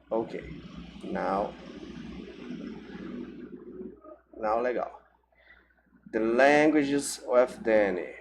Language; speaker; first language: English; non-native, learner; Portuguese